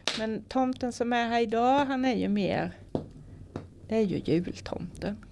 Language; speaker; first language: Swedish; native; Swedish